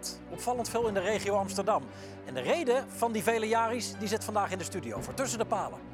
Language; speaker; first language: Dutch; native; Dutch